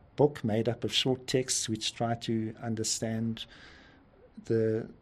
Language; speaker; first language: English; native; English